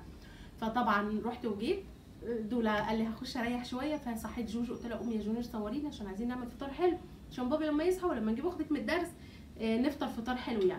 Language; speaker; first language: Arabic; native; Arabic